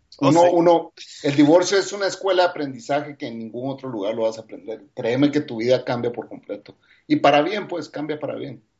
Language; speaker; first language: Spanish; native; Spanish